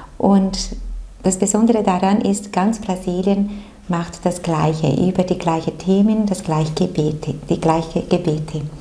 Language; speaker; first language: German; non-native, fluent; Portuguese